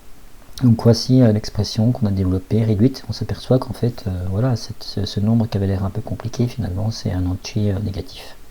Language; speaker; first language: French; native; French